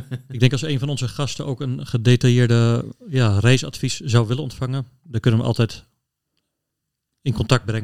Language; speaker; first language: Dutch; native; Dutch